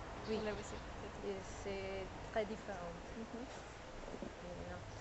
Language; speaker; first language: French; non-native, learner; Spanish